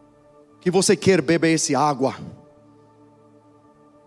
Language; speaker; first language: Portuguese; non-native, learner; English